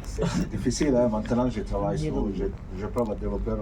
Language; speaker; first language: French; non-native, fluent; Italian